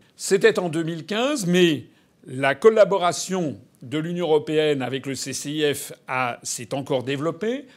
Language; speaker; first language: French; native; French